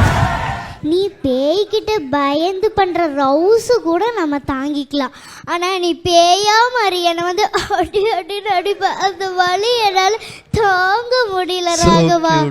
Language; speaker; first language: Tamil; native; Tamil